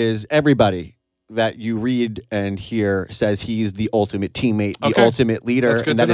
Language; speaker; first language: English; native; English